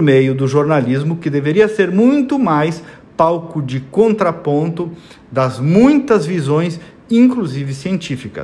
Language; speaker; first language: Portuguese; native; Portuguese